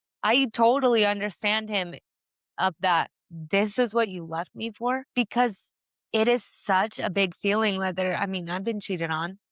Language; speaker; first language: English; native; English